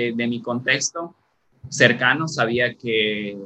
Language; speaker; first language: Spanish; native; Spanish